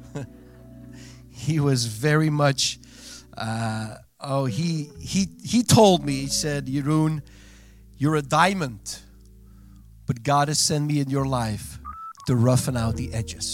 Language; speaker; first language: English; non-native, fluent; Dutch